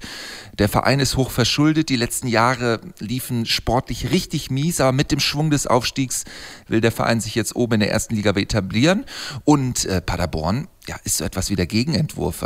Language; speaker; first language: German; native; German